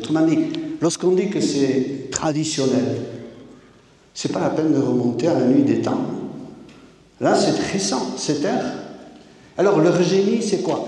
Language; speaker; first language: French; native; French